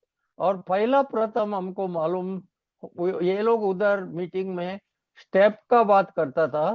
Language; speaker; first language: Hindi; non-native, local second language; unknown